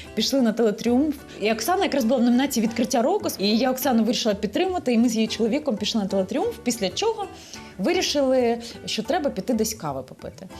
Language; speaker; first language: Ukrainian; native; Ukrainian